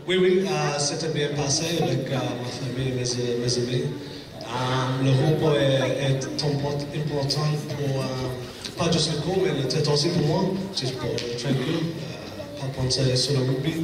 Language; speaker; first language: French; non-native, fluent; English